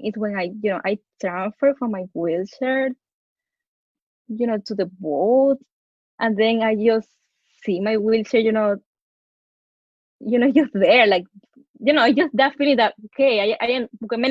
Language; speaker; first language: English; non-native, fluent; Spanish